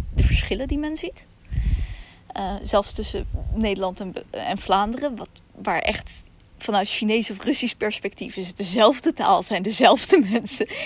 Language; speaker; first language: Dutch; early bilingual, other home language; Russian